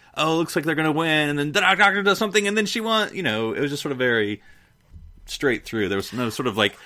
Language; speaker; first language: English; native; English